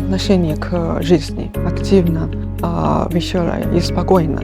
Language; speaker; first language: Russian; non-native, fluent; Chinese